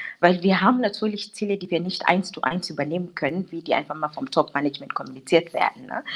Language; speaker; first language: German; non-native, fluent; English